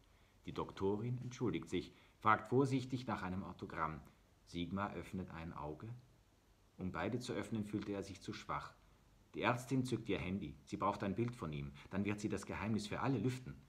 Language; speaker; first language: German; native; German